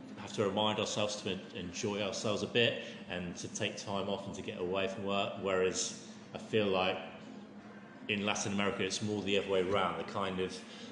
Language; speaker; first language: English; native; English